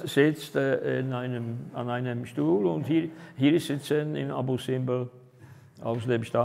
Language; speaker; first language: German; non-native, fluent; Czech